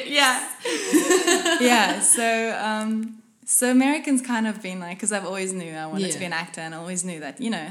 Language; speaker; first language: English; non-native, local second language; Afrikaans